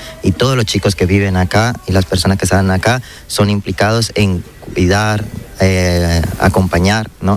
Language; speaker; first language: Spanish; native; Spanish